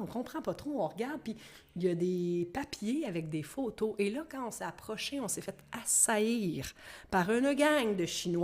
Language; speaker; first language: French; native; French